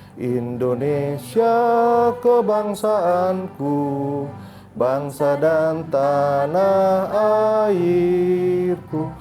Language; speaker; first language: Indonesian; native; Indonesian